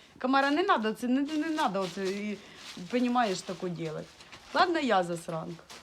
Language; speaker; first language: Ukrainian; non-native, local second language; Russian